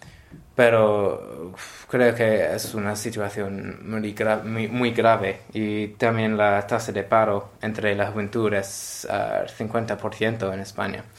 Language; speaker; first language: Spanish; non-native, learner; English